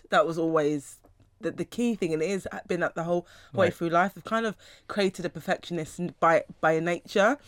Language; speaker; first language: English; native; English